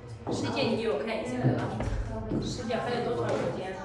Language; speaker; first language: Chinese; non-native, fluent; Kyrgyz